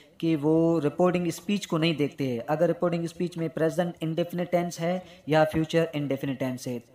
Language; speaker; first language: Urdu; non-native, local second language; Sindhi